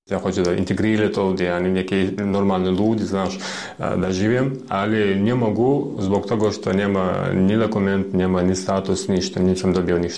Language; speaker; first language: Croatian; non-native, learner; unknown